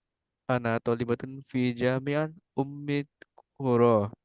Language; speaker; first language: Arabic; non-native, learner; Indonesian